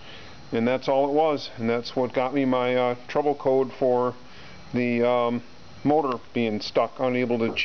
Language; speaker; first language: English; native; English